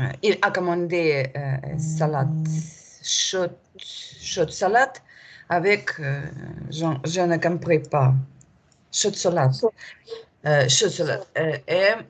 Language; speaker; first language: French; non-native, learner; Russian